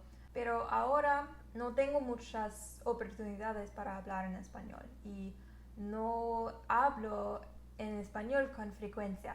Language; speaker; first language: Spanish; non-native, learner; English